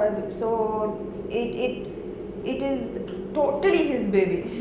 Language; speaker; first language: Telugu; non-native, local second language; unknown